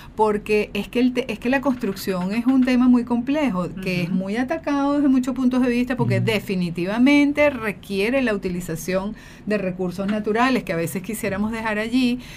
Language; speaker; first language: Spanish; native; Spanish